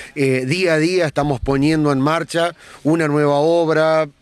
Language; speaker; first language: Spanish; native; Spanish